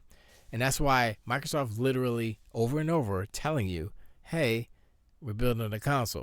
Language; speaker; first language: English; native; English